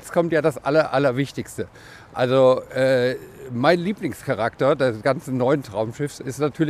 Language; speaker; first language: German; native; German